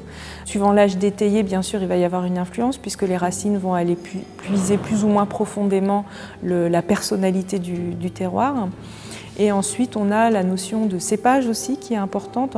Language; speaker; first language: French; native; French